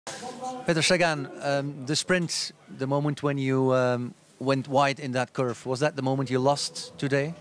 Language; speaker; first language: English; non-native, fluent; Dutch